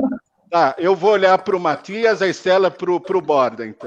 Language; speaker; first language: Portuguese; native; Portuguese